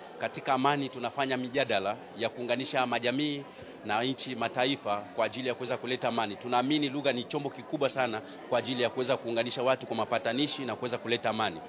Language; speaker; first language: Swahili; native; Swahili